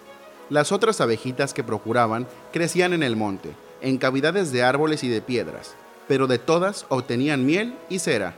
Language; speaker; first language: Spanish; native; Spanish